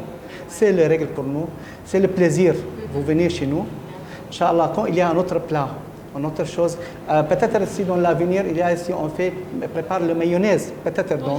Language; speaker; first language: French; non-native, learner; Arabic